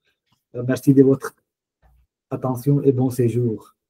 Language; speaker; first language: French; non-native, fluent; Punjabi